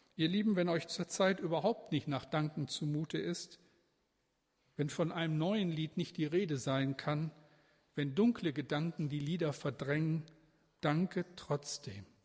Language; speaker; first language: German; native; German